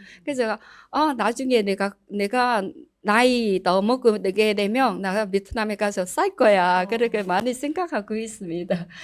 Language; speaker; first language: Korean; non-native, learner; Vietnamese